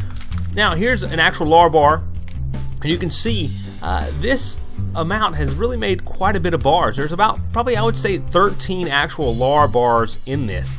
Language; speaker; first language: English; native; English